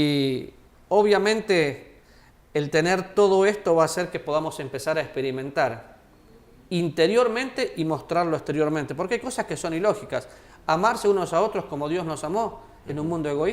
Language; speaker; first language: Spanish; native; Spanish